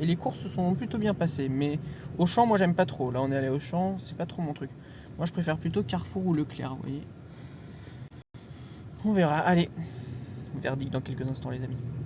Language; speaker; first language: French; native; French